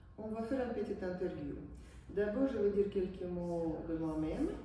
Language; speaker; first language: French; non-native, fluent; Ukrainian